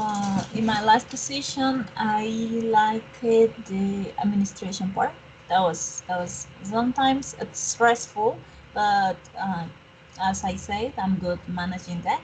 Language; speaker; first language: English; non-native, learner; Spanish